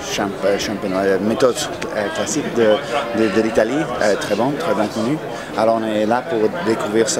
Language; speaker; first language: French; non-native, fluent; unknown